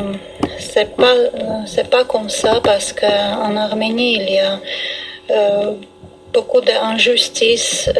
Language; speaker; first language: French; non-native, learner; Armenian